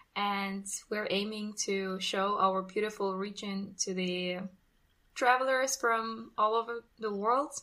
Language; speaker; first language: English; non-native, fluent; Russian